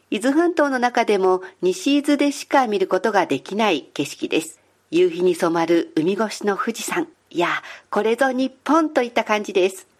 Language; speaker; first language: Japanese; native; Japanese